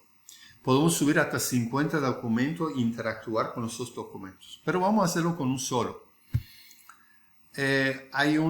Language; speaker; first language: Spanish; non-native, fluent; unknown